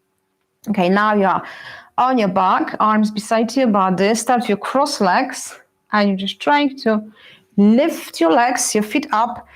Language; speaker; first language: English; non-native, fluent; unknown